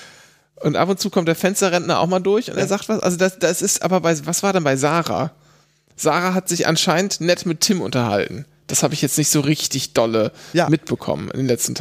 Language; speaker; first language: German; native; German